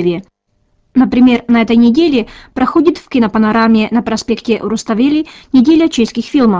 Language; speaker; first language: Russian; native; Russian